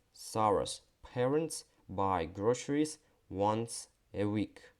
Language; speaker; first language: English; non-native, fluent; Ukrainian